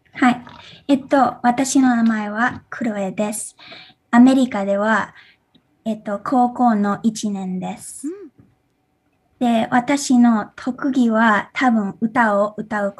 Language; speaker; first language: Japanese; early bilingual, heritage; English